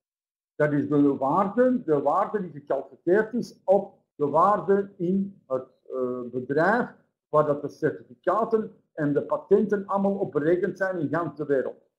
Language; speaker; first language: Dutch; native; Dutch